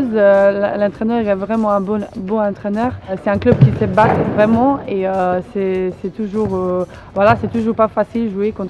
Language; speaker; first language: French; non-native, fluent; Slovenian